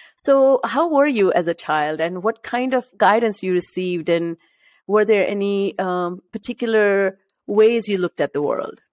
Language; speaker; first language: English; non-native, local second language; Marathi